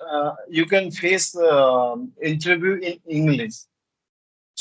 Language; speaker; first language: English; non-native, learner; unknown